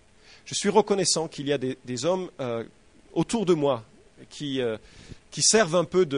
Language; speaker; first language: French; native; French